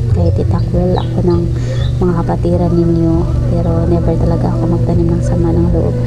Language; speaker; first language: Filipino; non-native, local second language; Cebuano